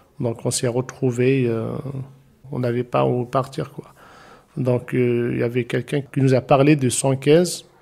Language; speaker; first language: French; non-native, local second language; Arabic